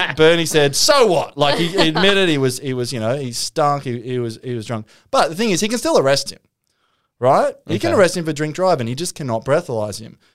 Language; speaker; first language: English; native; English